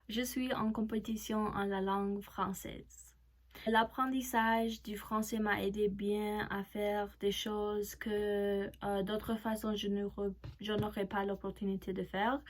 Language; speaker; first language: French; non-native, learner; Spanish